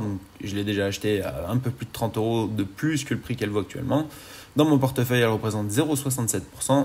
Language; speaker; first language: French; native; French